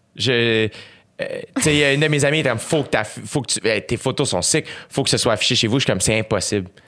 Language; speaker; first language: French; native; French